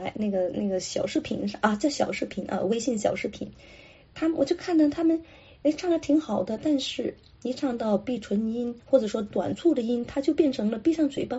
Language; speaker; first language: Chinese; non-native, local second language; Cantonese